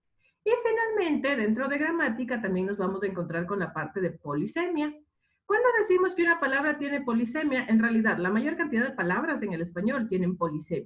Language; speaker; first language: Spanish; native; Spanish